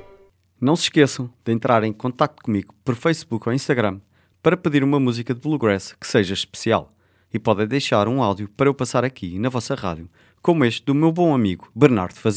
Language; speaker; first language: Portuguese; native; Portuguese